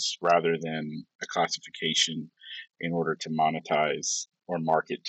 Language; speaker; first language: English; early bilingual, other home language; Spanish